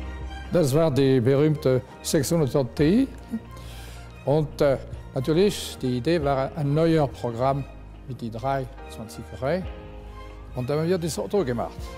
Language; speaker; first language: German; non-native, fluent; French